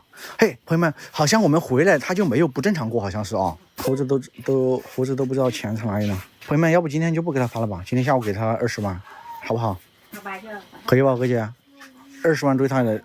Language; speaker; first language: Chinese; native; Chinese